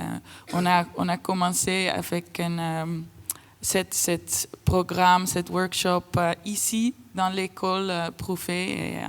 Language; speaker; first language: French; non-native, fluent; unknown